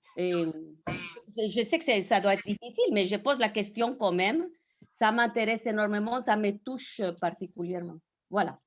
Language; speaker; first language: French; non-native, fluent; Spanish